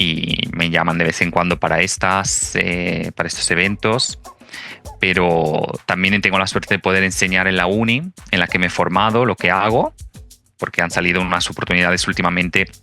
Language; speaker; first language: Spanish; non-native, fluent; Italian